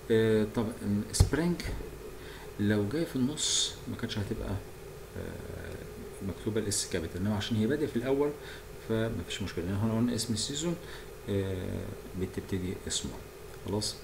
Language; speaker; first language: Arabic; native; Arabic